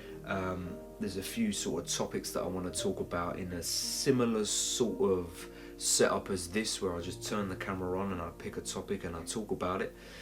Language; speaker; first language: English; native; English